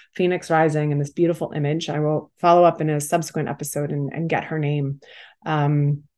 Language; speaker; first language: English; native; English